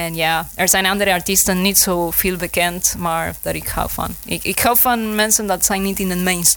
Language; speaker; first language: Dutch; non-native, learner; Spanish